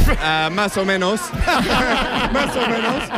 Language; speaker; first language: Spanish; non-native, learner; English